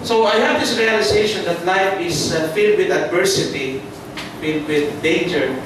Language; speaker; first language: English; non-native, local second language; Filipino